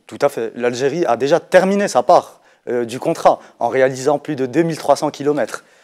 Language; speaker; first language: French; non-native, local second language; Arabic